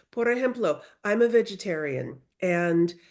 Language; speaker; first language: Spanish; non-native, learner; English